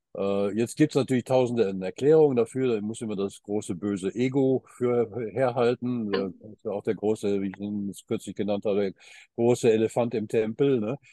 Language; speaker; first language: German; early bilingual, heritage; German